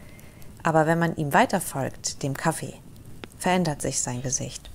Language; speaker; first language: German; native; German